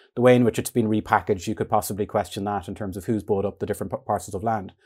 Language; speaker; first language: English; native; English